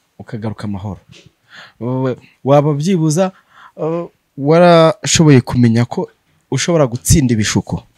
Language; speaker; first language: Kinyarwanda; native; Kinyarwanda